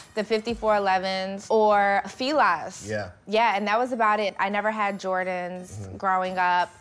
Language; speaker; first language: English; native; English